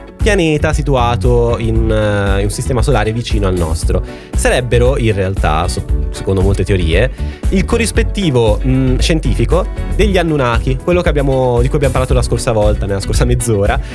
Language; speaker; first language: Italian; native; Italian